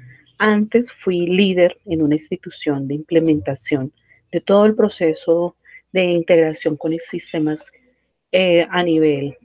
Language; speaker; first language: Spanish; native; Spanish